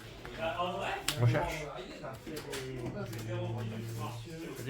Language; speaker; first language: French; native; French